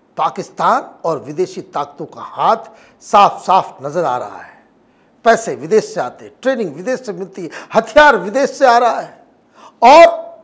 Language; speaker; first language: Hindi; native; Hindi